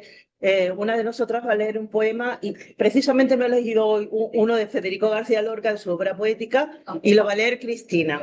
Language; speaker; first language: Spanish; native; Spanish